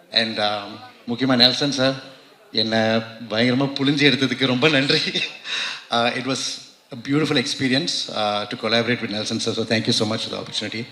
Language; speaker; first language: Tamil; early bilingual, heritage; Tamil